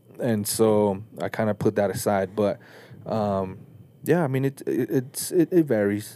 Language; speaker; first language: English; early bilingual, other home language; Spanish